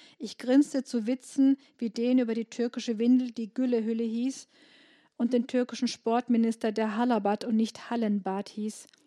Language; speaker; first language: German; early bilingual, other home language; Turkish